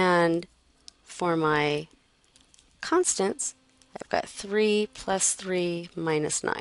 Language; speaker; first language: English; native; English